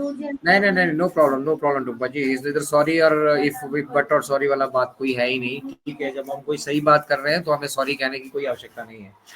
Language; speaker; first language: Hindi; native; Hindi